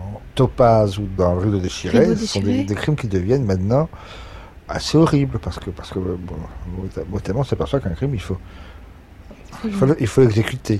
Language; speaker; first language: French; native; French